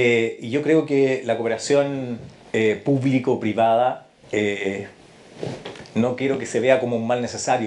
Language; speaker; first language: Spanish; native; Spanish